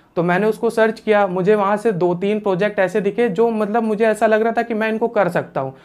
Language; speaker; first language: Hindi; native; Hindi